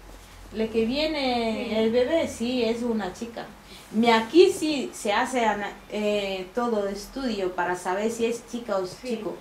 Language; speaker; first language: Spanish; non-native, fluent; Bambara